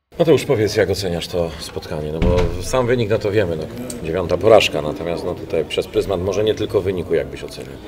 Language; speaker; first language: Polish; native; Polish